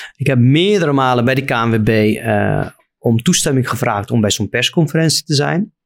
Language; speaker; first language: Dutch; non-native, fluent; Arabic